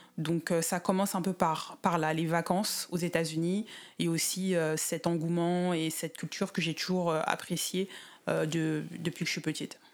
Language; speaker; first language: French; native; French